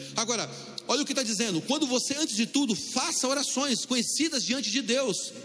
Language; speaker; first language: Portuguese; native; Portuguese